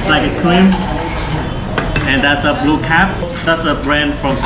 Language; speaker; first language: English; non-native, fluent; Vietnamese